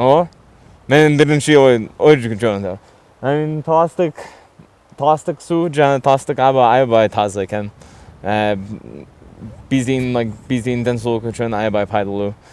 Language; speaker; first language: Kyrgyz; non-native, learner; English